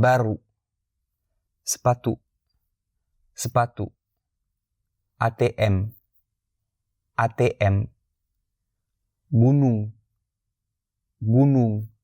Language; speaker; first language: Indonesian; non-native, fluent; French